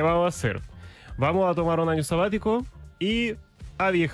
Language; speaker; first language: Spanish; non-native, fluent; Russian